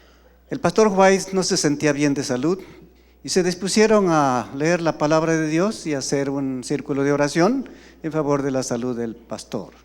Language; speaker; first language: Spanish; native; Spanish